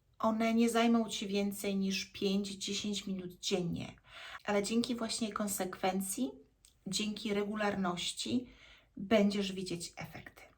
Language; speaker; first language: Polish; native; Polish